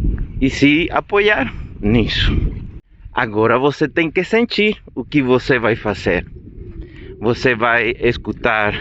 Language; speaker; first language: Portuguese; non-native, fluent; Spanish